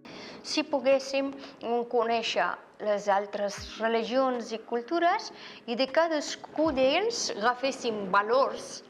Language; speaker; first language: Catalan; non-native, fluent; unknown